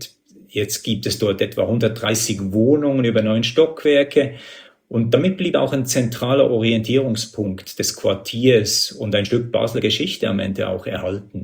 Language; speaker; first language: German; native; German